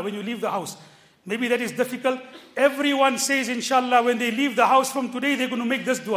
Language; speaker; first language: English; early bilingual, other home language; Urdu